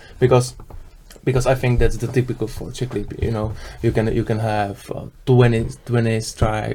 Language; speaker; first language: English; non-native, learner; Czech